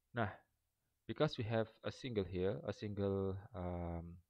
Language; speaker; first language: English; non-native, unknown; Indonesian